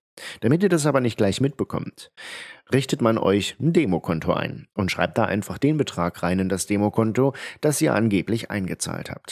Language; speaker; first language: German; native; German